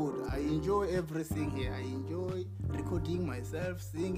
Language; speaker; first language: English; non-native, local second language; Venda